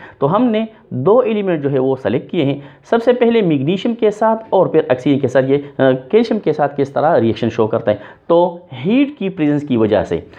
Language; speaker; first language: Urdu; non-native, local second language; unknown